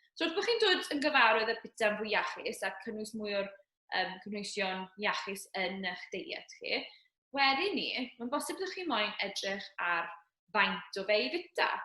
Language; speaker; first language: Welsh; native; Welsh